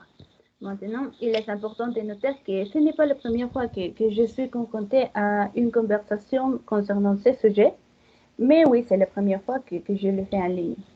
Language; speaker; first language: French; non-native, fluent; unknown